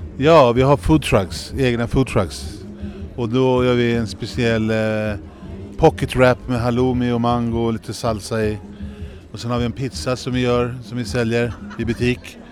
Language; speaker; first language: Swedish; early bilingual, other home language; Greek